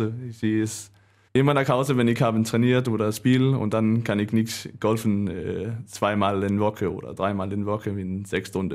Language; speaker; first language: German; non-native, learner; Danish